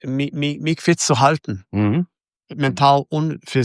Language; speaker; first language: German; non-native, fluent; English